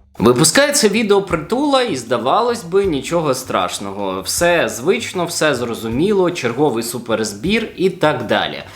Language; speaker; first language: Ukrainian; non-native, local second language; Russian